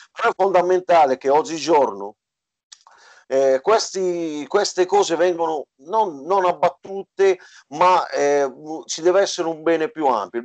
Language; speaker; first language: Italian; native; Italian